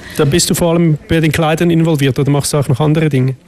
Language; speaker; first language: German; native; German